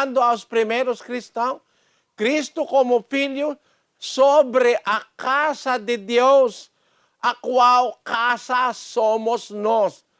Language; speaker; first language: Portuguese; non-native, learner; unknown